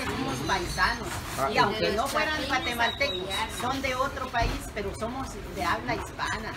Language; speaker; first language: Spanish; native; Spanish